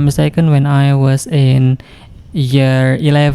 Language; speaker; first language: English; non-native, fluent; Indonesian